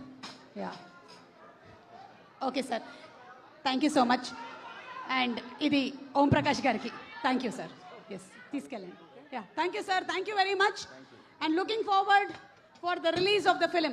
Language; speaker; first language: Telugu; native; Telugu